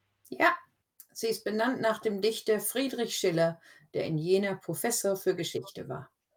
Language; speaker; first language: German; native; German